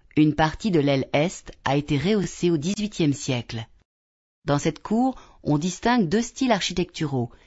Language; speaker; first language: French; native; French